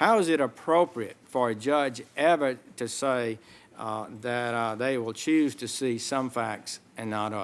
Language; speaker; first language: English; native; English